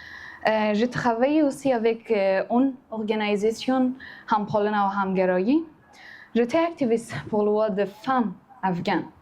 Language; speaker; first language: French; non-native, learner; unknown